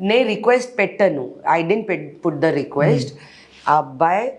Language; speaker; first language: Telugu; non-native, learner; Hindi